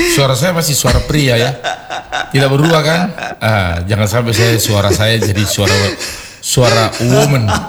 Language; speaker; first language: Indonesian; non-native, local second language; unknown